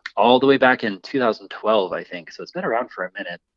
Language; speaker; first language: English; native; English